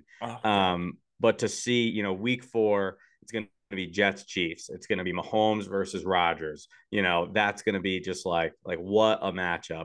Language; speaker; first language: English; native; English